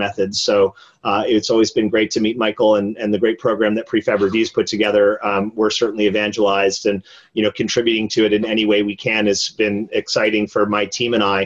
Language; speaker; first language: English; native; English